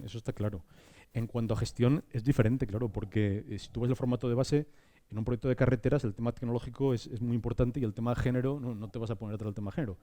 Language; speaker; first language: Spanish; native; Spanish